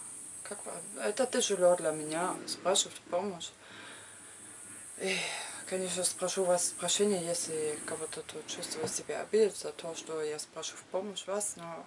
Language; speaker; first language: Russian; non-native, learner; German